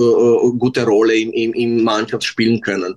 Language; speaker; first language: German; non-native, fluent; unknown